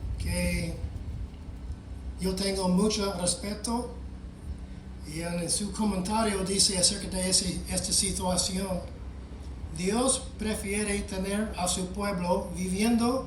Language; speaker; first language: Spanish; non-native, fluent; English